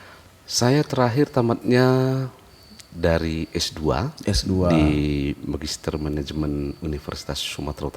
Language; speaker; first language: Indonesian; native; Indonesian